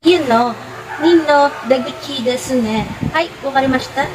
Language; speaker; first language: Japanese; non-native, learner; Filipino